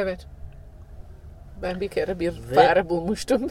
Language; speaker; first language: Turkish; non-native, fluent; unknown